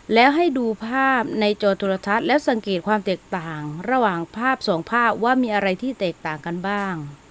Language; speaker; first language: Thai; non-native, local second language; Malay